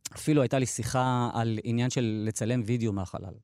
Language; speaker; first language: Hebrew; native; Hebrew